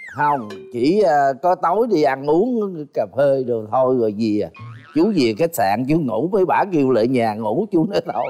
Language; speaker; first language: Vietnamese; native; Vietnamese